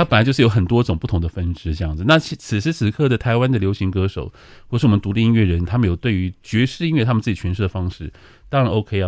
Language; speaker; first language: Chinese; native; Chinese